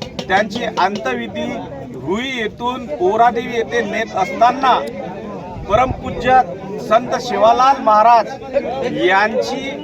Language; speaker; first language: Marathi; non-native, local second language; Lambadi